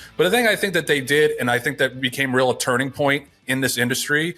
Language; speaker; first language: English; native; English